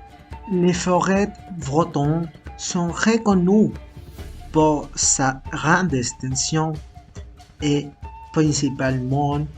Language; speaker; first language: French; non-native, learner; Spanish